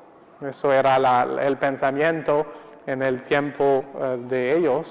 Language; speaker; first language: Spanish; non-native, fluent; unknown